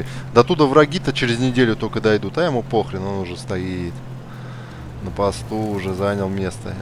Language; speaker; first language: Russian; native; Russian